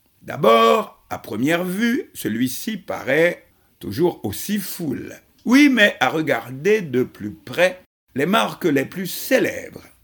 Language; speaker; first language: French; non-native, local second language; Haitian Creole